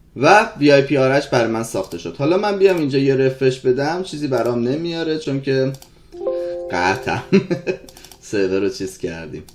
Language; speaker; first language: Persian; early bilingual, heritage; Persian